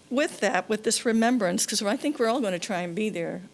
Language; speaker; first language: English; native; English